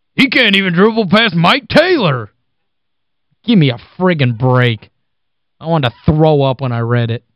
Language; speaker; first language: English; native; English